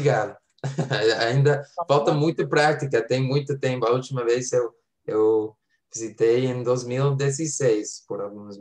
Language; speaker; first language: Portuguese; non-native, fluent; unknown